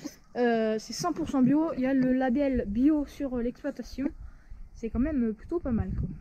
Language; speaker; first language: French; native; French